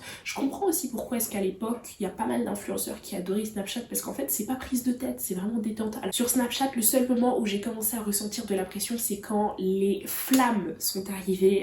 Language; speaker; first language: French; native; French